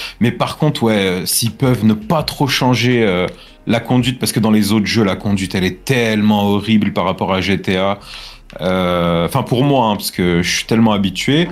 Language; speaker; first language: French; native; French